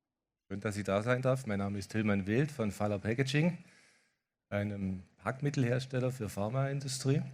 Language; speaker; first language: German; native; German